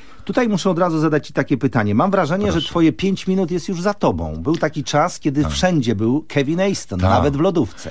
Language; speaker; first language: Polish; native; Polish